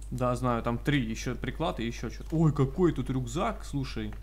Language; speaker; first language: Russian; native; Russian